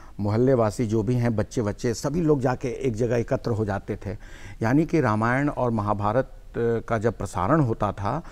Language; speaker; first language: Hindi; native; Hindi